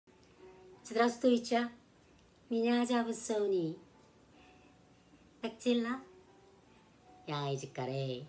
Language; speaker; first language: Russian; non-native, learner; Korean